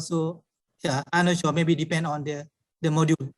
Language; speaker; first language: English; non-native, learner; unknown